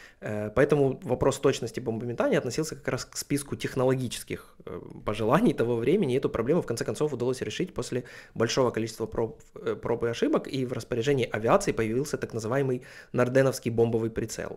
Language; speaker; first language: Russian; native; Russian